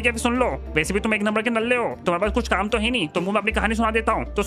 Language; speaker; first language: Hindi; native; Hindi